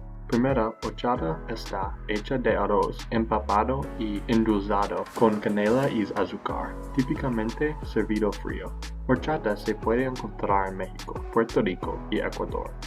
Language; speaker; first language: Spanish; non-native, learner; English